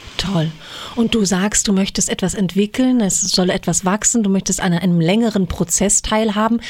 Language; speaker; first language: German; native; German